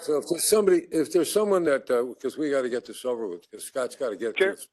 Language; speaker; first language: English; native; English